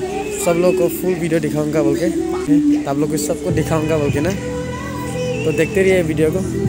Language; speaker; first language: Hindi; non-native, local second language; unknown